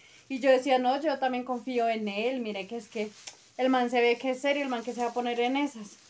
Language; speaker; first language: Spanish; native; Spanish